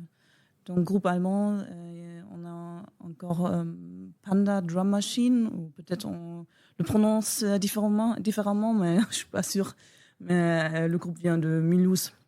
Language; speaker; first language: French; non-native, learner; German